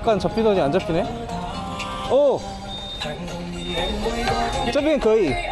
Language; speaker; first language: Chinese; non-native, learner; Korean